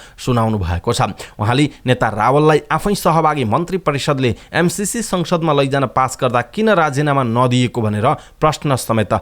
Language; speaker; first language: Nepali; native; Nepali